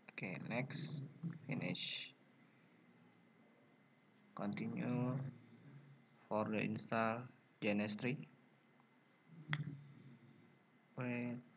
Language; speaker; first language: English; non-native, learner; Indonesian